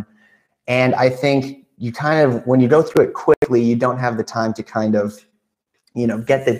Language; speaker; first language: English; native; English